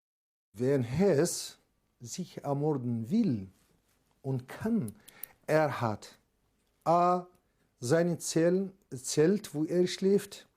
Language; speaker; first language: German; non-native, learner; Arabic